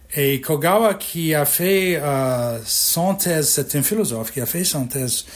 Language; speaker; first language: French; non-native, fluent; English